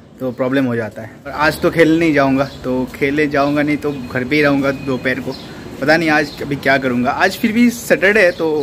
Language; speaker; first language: Hindi; non-native, local second language; Bangla